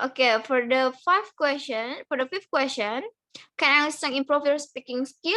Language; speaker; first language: English; non-native, learner; Indonesian